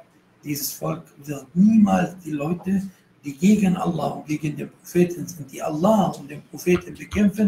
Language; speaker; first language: German; non-native, fluent; Arabic